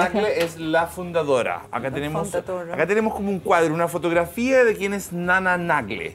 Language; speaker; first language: Spanish; native; Spanish